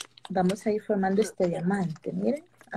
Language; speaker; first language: Spanish; native; Spanish